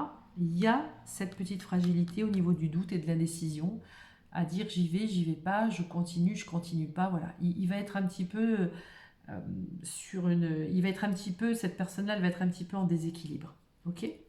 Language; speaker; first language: French; native; French